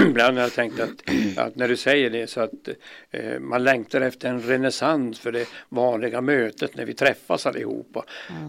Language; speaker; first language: Swedish; native; Swedish